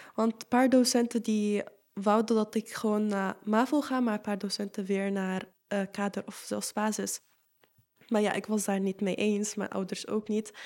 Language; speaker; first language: Dutch; non-native, fluent; Arabic